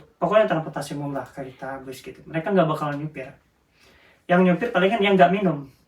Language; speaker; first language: Indonesian; native; Indonesian